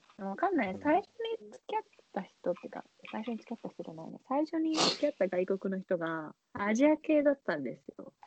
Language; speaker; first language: Japanese; native; Japanese